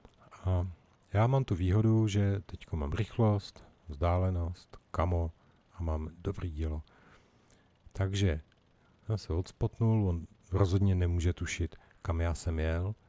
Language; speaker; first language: Czech; native; Czech